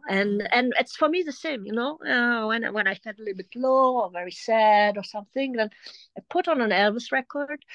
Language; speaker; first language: English; non-native, fluent; German